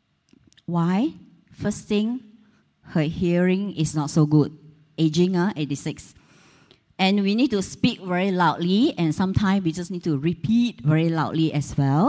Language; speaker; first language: English; non-native, local second language; Cantonese